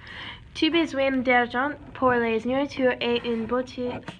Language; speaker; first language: French; non-native, learner; English